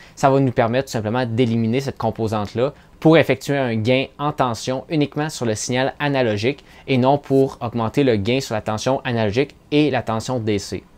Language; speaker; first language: French; native; French